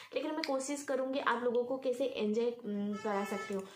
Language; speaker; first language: Hindi; non-native, local second language; Odia